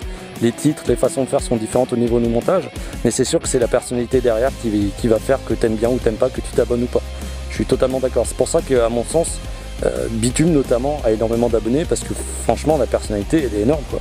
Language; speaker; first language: French; native; French